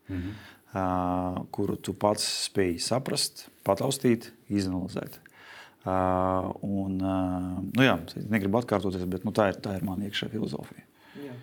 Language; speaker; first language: Latvian; non-native, local second language; Russian